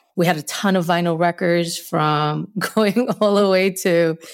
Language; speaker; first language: English; early bilingual, other home language; Spanish